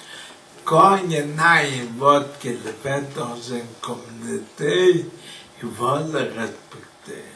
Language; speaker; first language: French; non-native, fluent; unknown